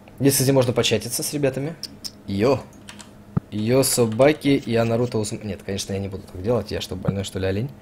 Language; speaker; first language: Russian; native; Russian